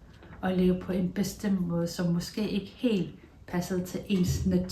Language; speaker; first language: Danish; non-native, local second language; Kalaallisut